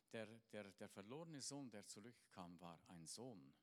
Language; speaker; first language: German; native; German